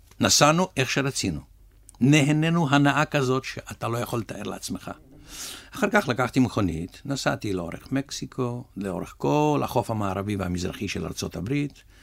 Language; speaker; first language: Hebrew; early bilingual, other home language; Russian